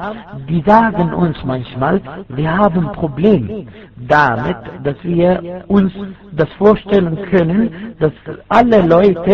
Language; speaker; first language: German; non-native, fluent; Arabic